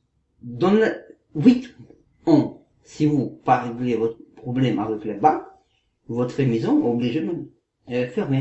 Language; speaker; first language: French; non-native, learner; Kazakh